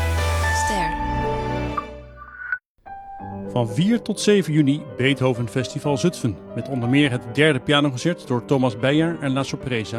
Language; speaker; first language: Dutch; native; Dutch